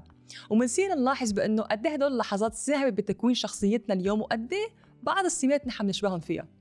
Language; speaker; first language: Arabic; native; Arabic